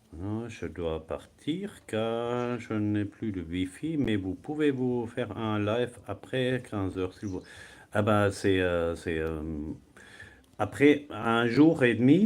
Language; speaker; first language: French; non-native, fluent; German